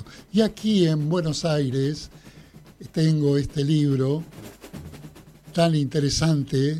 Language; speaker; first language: Spanish; native; Spanish